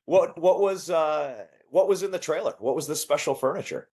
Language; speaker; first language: English; native; English